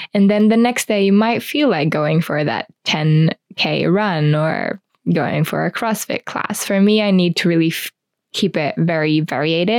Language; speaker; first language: English; non-native, fluent; Finnish